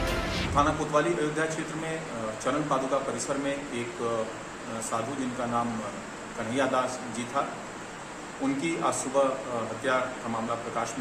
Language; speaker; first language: Hindi; native; Hindi